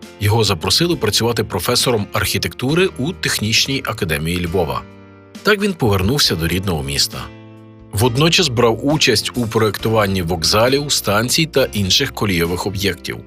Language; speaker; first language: Ukrainian; native; Ukrainian